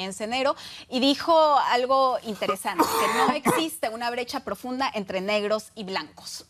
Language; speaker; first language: Spanish; native; Spanish